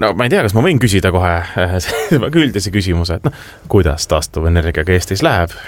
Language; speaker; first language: Estonian; native; Estonian